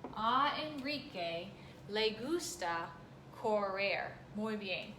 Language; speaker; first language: Spanish; non-native, fluent; English